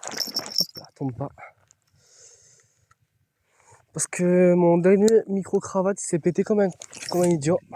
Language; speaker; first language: French; native; French